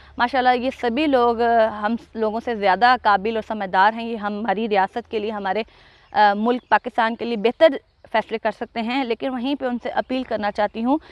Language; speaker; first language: Urdu; non-native, local second language; Punjabi